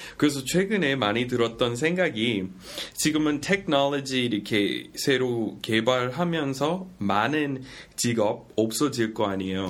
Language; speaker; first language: Korean; non-native, fluent; English